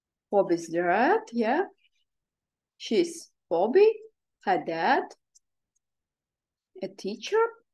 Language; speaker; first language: English; non-native, fluent; Ukrainian